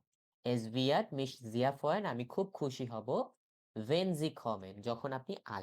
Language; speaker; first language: German; non-native, learner; Bangla